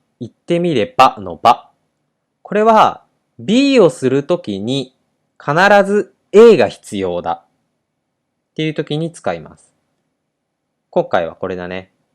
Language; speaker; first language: Japanese; native; Japanese